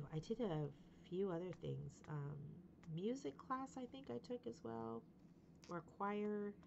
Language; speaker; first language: English; native; English